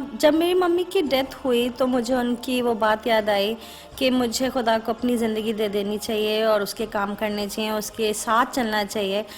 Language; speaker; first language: Urdu; native; Urdu